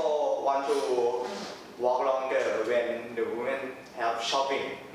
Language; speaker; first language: English; non-native, learner; Thai